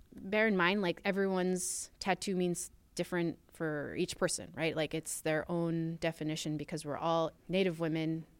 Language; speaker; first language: English; native; English